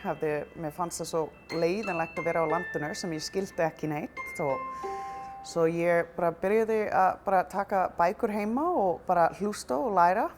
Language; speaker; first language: Icelandic; non-native, fluent; English